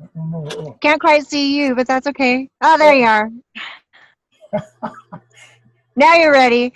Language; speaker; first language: English; native; English